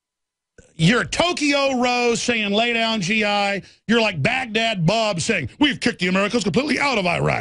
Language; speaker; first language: English; native; English